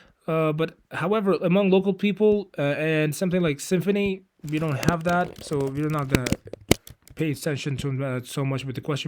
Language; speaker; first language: English; non-native, fluent; Uzbek